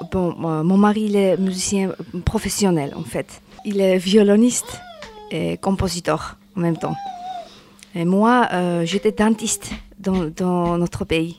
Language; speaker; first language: French; non-native, learner; Georgian